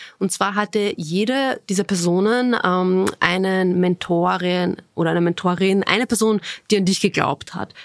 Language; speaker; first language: German; early bilingual, other home language; Bosnian